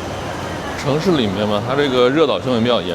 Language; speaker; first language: Chinese; native; Chinese